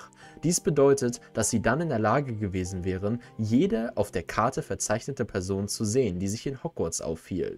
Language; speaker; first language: German; native; German